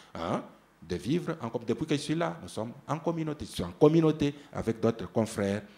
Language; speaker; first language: French; non-native, local second language; Luba-Lulua